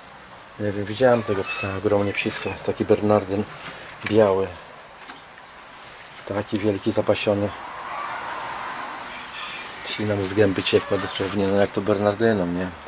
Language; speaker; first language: Polish; native; Polish